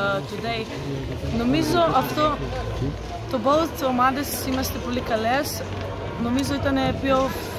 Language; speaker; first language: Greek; non-native, learner; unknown